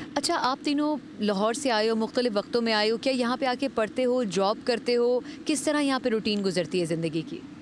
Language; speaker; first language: Urdu; native; Urdu